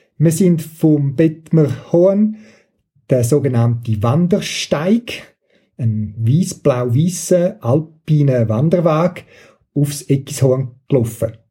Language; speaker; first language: German; native; German